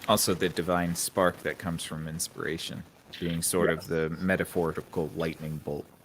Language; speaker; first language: English; native; English